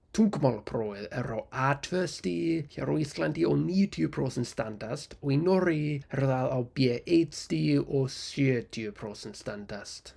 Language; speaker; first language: Icelandic; non-native, fluent; English